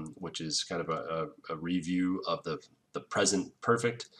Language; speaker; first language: English; native; English